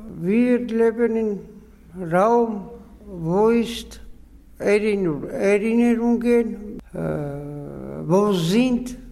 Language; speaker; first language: German; non-native, learner; Georgian